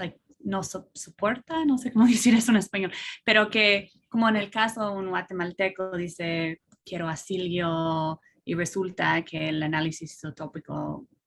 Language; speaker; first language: Spanish; non-native, fluent; English